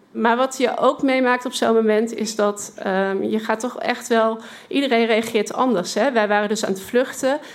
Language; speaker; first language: Dutch; native; Dutch